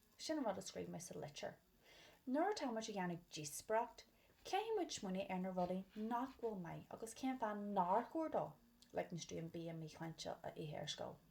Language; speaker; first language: Irish; non-native, local second language; English